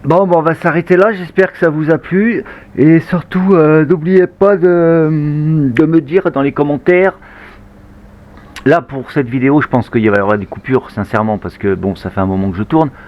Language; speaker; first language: French; native; French